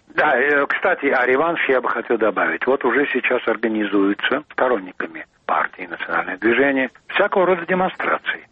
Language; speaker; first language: Russian; non-native, local second language; Georgian